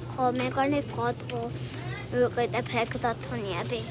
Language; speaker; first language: Georgian; early bilingual, heritage; Georgian